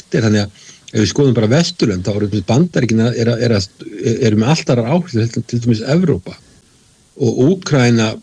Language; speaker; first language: Icelandic; native; Icelandic